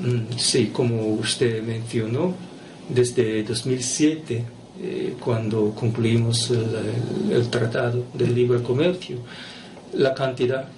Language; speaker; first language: Spanish; non-native, fluent; Japanese